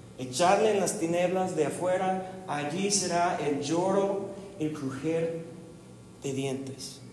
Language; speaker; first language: Spanish; non-native, fluent; English